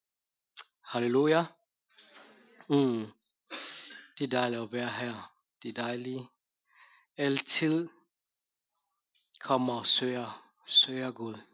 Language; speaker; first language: Danish; non-native, fluent; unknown